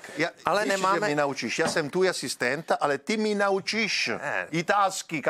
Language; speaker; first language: Czech; non-native, learner; Italian